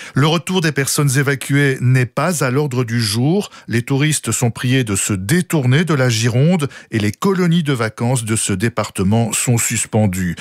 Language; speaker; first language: French; native; French